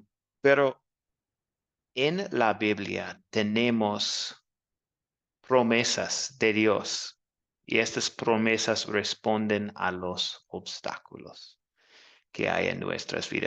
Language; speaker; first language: Spanish; non-native, fluent; English